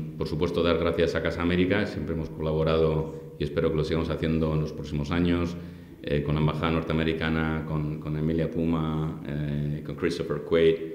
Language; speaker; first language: Spanish; native; Spanish